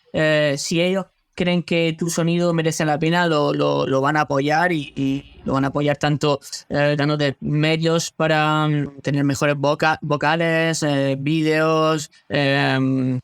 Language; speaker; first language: Spanish; native; Spanish